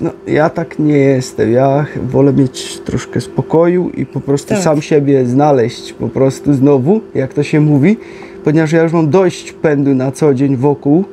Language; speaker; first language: Polish; native; Polish